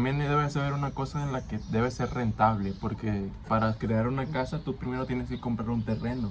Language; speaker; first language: Spanish; native; Spanish